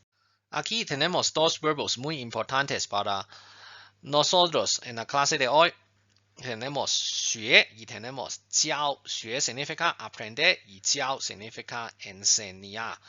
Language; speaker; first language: Spanish; non-native, fluent; Chinese